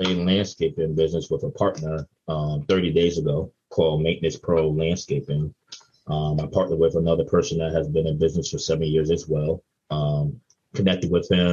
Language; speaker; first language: English; native; English